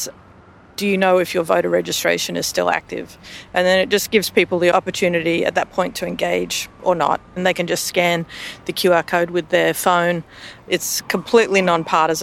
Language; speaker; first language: English; native; English